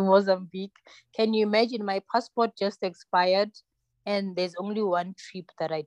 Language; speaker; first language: English; non-native, local second language; Tsonga